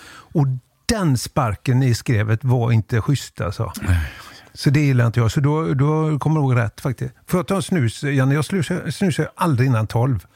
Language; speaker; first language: Swedish; native; Swedish